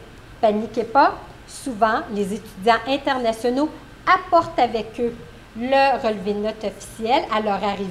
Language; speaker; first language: French; native; French